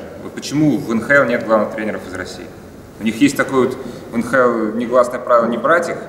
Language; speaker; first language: Russian; native; Russian